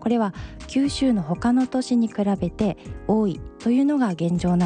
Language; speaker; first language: Japanese; native; Japanese